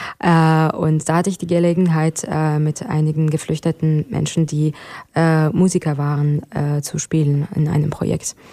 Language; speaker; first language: German; non-native, fluent; Persian